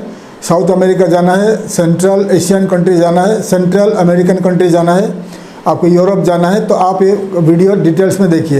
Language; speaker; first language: Hindi; non-native, local second language; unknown